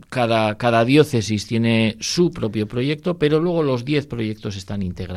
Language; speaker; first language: Spanish; native; Spanish